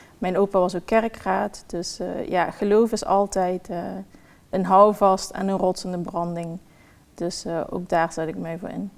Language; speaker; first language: Dutch; native; Dutch